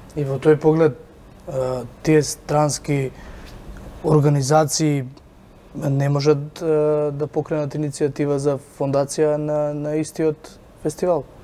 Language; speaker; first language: Macedonian; native; Macedonian